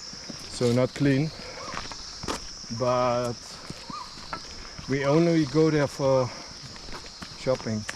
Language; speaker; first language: English; non-native, fluent; Dutch